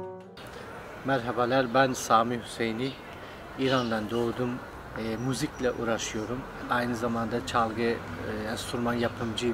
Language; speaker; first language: Turkish; non-native, fluent; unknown